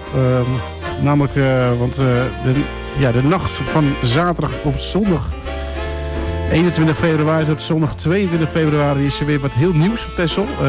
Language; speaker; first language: Dutch; native; Dutch